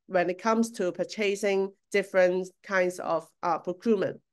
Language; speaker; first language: English; non-native, local second language; Cantonese